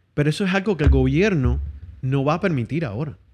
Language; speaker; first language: Spanish; native; Spanish